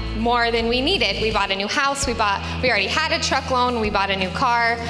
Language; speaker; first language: English; native; English